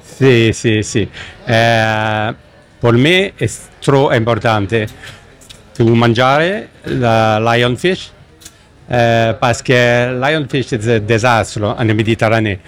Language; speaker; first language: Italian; non-native, learner; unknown